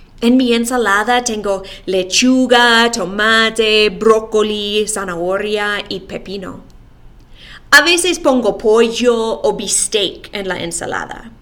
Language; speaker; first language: Spanish; non-native, fluent; English